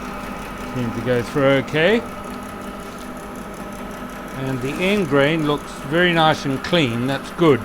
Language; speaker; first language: English; native; English